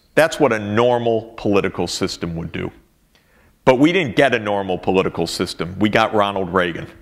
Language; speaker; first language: English; native; English